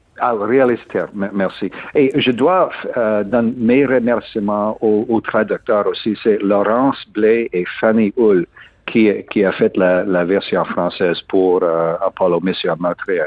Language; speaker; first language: French; non-native, learner; English